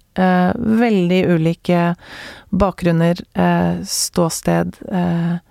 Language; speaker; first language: Norwegian; native; Norwegian